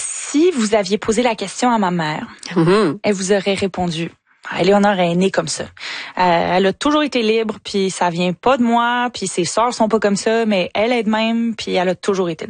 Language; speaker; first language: French; native; French